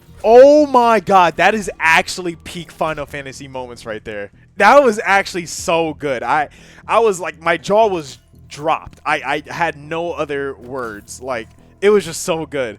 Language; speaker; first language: English; native; English